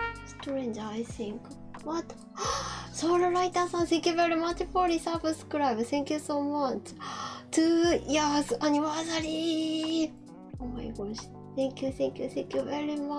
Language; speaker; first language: English; non-native, learner; Japanese